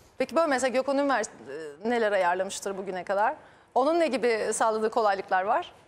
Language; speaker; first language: Turkish; native; Turkish